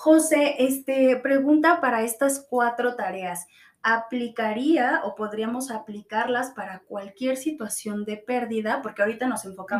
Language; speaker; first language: Spanish; native; Spanish